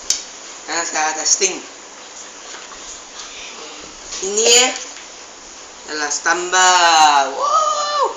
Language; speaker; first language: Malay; non-native, local second language; Chinese